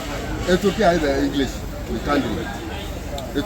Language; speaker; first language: English; non-native, learner; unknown